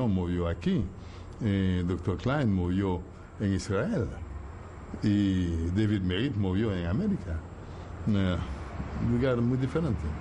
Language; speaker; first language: Spanish; non-native, fluent; Haitian Creole